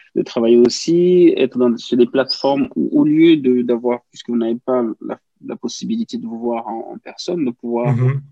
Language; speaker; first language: French; non-native, local second language; Kinyarwanda